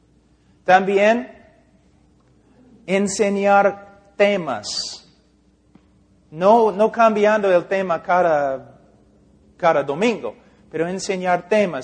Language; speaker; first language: Spanish; non-native, fluent; English